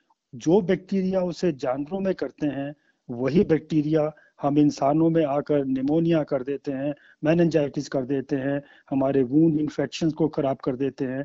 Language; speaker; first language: Hindi; native; Hindi